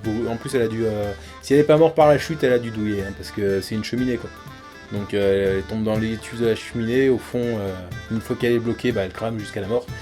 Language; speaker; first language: French; native; French